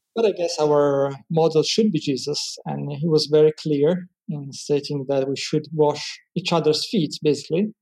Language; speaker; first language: English; non-native, fluent; Italian